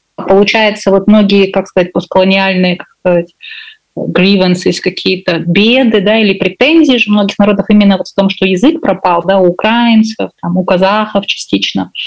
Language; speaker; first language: Russian; native; Russian